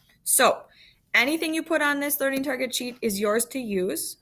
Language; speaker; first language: English; native; English